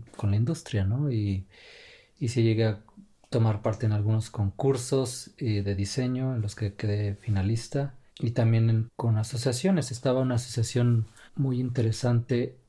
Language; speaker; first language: Spanish; native; Spanish